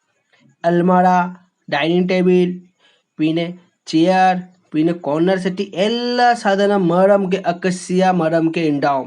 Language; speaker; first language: Malayalam; non-native, learner; Hindi